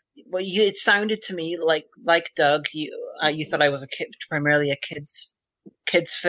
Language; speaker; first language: English; native; English